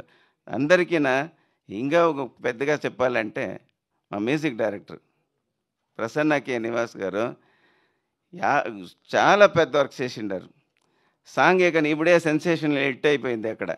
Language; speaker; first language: Telugu; non-native, local second language; Tamil